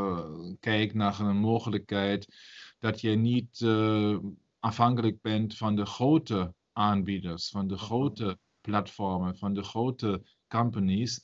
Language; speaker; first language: Dutch; non-native, learner; German